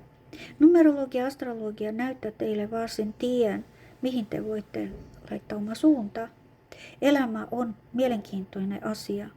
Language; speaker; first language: Finnish; non-native, fluent; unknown